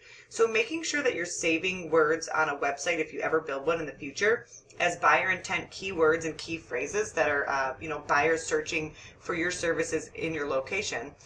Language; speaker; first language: English; native; English